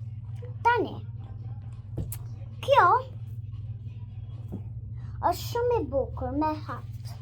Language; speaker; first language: Albanian; early bilingual, heritage; Albanian